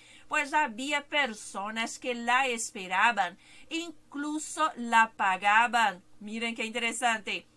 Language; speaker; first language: Spanish; non-native, fluent; Portuguese